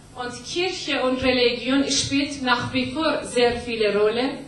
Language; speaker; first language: German; non-native, learner; Persian